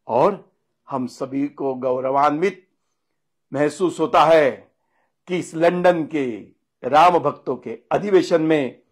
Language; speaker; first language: Hindi; non-native, local second language; Marathi